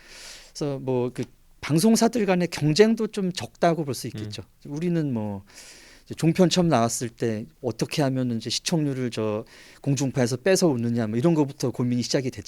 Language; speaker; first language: Korean; native; Korean